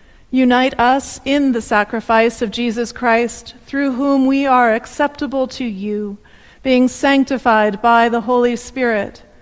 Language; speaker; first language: English; native; English